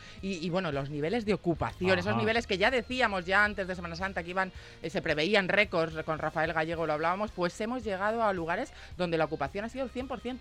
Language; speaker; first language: Spanish; native; Spanish